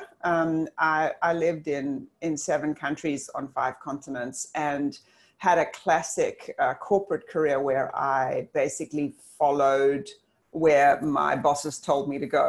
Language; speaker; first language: English; native; English